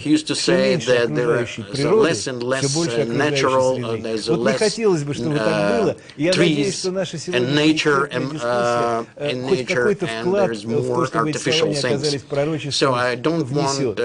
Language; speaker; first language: Russian; native; Russian